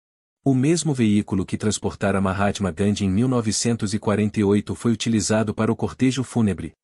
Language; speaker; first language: Portuguese; native; Portuguese